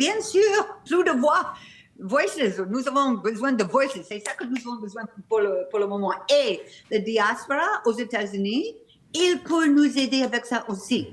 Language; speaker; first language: French; non-native, learner; English